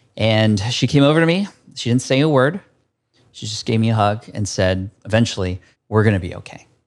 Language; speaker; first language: English; early bilingual, other home language; Filipino